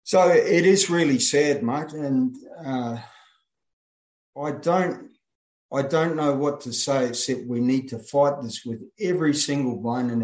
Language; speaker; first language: English; native; English